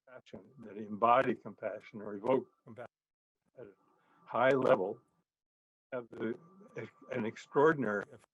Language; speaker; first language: English; native; English